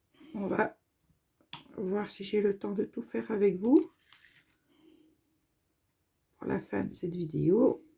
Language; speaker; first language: French; native; French